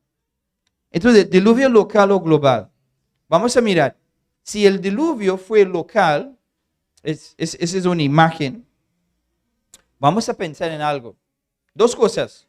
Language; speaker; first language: Spanish; non-native, fluent; English